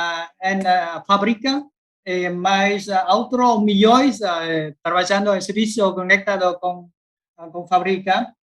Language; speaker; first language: Spanish; non-native, learner; Vietnamese